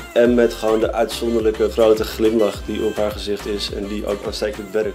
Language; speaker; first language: Dutch; native; Dutch